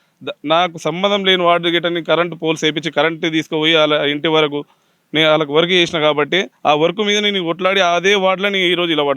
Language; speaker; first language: Telugu; native; Telugu